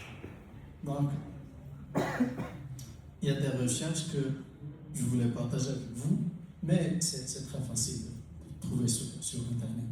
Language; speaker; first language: French; non-native, local second language; Arabic